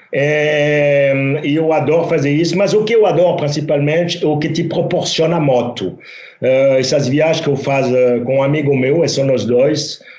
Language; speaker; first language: Portuguese; non-native, fluent; French